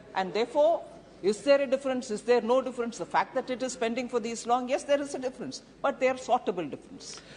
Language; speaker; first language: English; non-native, local second language; Tamil